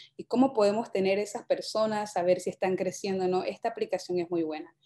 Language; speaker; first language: Spanish; native; Spanish